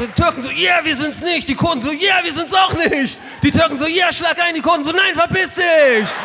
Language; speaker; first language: German; early bilingual, other home language; Arabic